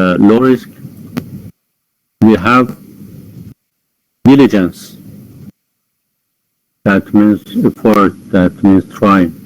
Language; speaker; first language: English; non-native, fluent; Persian